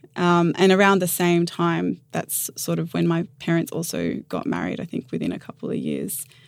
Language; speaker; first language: English; native; English